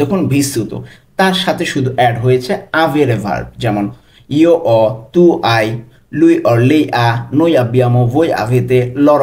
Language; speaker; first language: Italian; non-native, local second language; Bangla